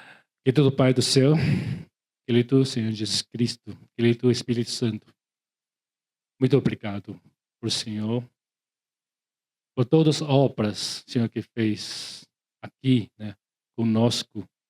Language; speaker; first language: Portuguese; non-native, learner; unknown